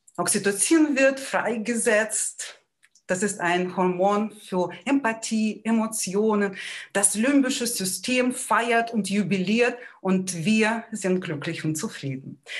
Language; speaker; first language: German; non-native, fluent; Ukrainian